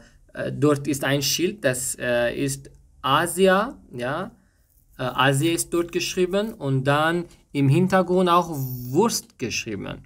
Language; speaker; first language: German; non-native, learner; Persian